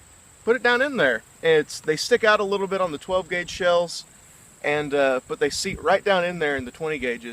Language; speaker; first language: English; native; English